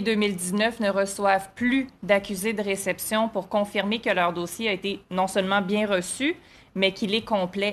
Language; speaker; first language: French; native; French